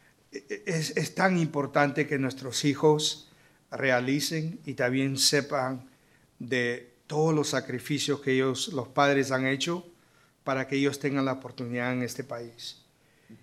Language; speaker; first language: Spanish; early bilingual, heritage; Spanish